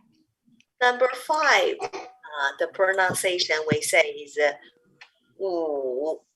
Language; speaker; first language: English; non-native, fluent; Chinese